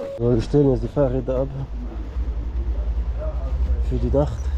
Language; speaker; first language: German; non-native, learner; Russian